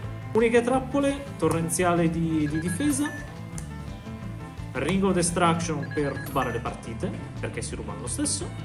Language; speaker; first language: Italian; native; Italian